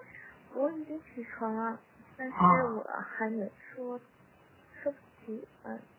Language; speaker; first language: Chinese; non-native, learner; Korean